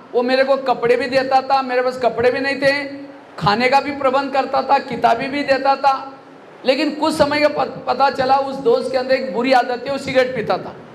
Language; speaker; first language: Hindi; non-native, local second language; Marathi